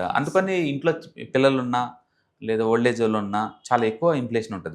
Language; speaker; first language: Telugu; native; Telugu